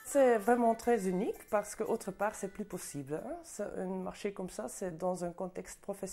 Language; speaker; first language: French; non-native, local second language; Dutch